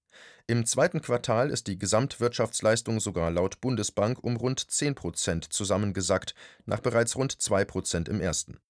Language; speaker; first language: German; native; German